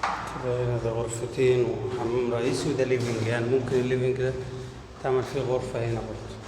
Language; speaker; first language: Arabic; native; Arabic